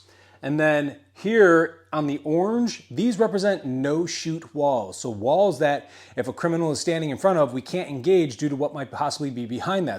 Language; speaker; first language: English; native; English